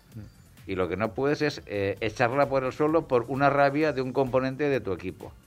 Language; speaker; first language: Spanish; native; Spanish